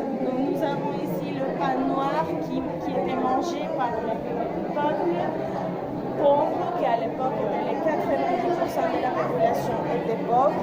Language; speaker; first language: French; non-native, fluent; Spanish